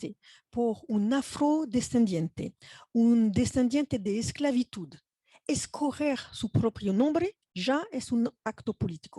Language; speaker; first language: Spanish; non-native, fluent; French